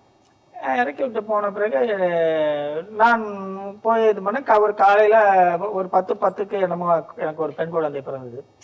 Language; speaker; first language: Tamil; native; Tamil